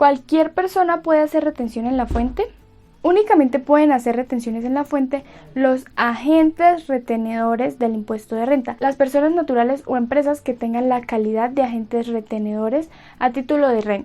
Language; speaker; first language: Spanish; native; Spanish